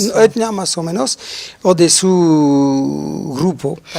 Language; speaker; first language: Spanish; non-native, fluent; French